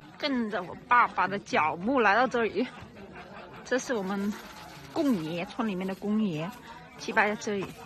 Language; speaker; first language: Chinese; non-native, fluent; Vietnamese